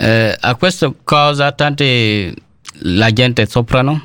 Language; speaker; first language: Italian; non-native, learner; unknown